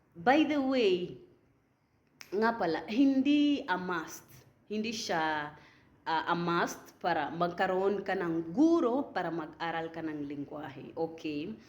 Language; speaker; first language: Filipino; non-native, fluent; Swahili